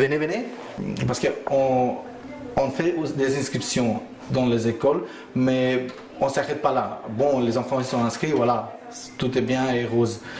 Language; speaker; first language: French; early bilingual, other home language; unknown